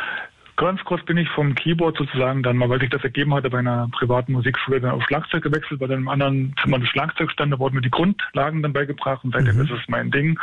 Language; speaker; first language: German; native; German